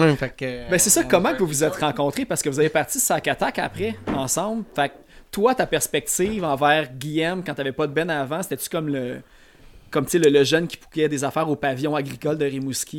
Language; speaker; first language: French; native; French